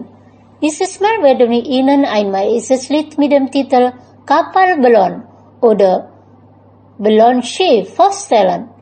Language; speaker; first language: German; non-native, fluent; Indonesian